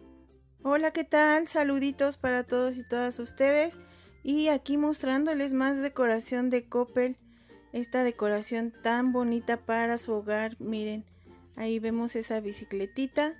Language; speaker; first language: Spanish; native; Spanish